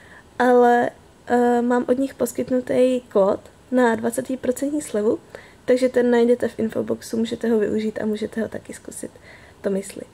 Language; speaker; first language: Czech; native; Czech